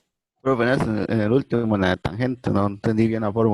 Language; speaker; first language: Spanish; native; Spanish